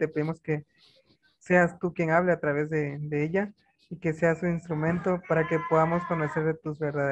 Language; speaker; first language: Spanish; native; Spanish